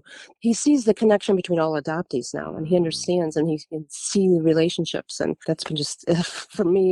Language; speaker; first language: English; early bilingual, other home language; German